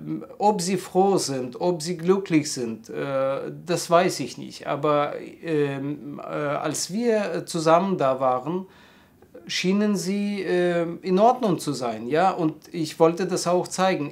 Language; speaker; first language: German; non-native, fluent; Russian